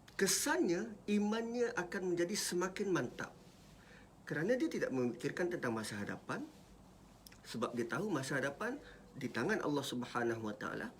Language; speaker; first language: Malay; native; Malay